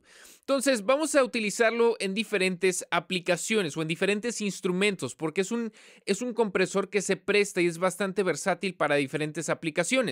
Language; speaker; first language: Spanish; native; Spanish